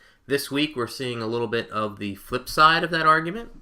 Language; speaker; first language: English; native; English